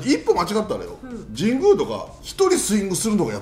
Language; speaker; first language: Japanese; native; Japanese